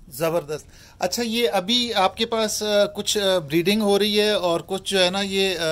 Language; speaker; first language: Urdu; non-native, local second language; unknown